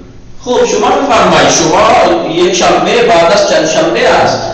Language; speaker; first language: Persian; non-native, fluent; Urdu